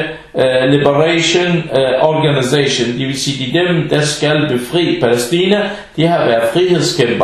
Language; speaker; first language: Danish; early bilingual, other home language; Arabic